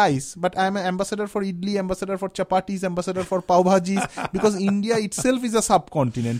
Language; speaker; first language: English; non-native, local second language; Bangla